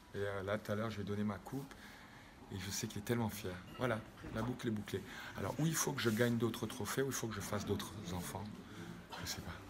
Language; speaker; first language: French; native; French